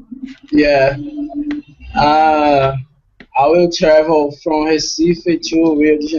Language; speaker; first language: English; non-native, fluent; Portuguese